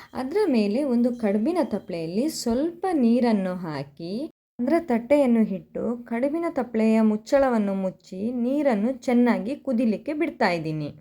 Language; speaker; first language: Kannada; non-native, local second language; Tulu